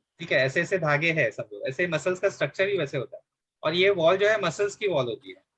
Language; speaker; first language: Hindi; non-native, local second language; Marathi